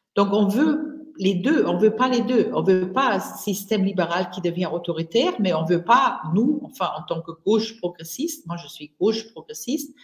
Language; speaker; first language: French; non-native, fluent; German